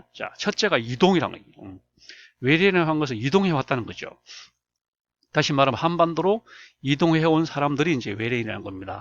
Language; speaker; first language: Korean; native; Korean